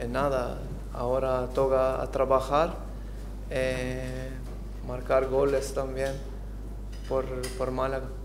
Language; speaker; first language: Spanish; non-native, learner; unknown